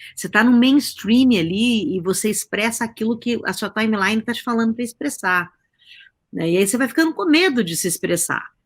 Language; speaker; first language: Portuguese; native; Portuguese